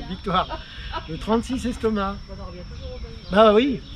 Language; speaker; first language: French; native; French